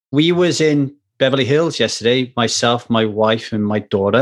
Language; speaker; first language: English; native; English